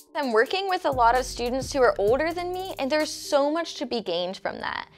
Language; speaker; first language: English; native; English